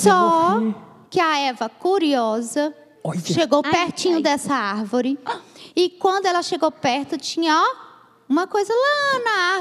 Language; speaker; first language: Portuguese; native; Portuguese